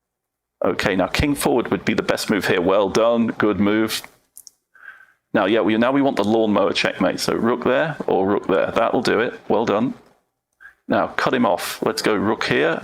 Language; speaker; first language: English; native; English